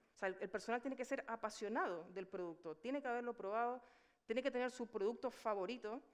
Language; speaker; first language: Spanish; native; Spanish